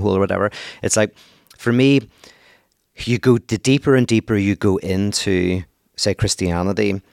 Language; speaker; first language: English; native; English